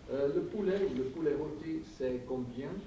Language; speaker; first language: French; non-native, fluent; English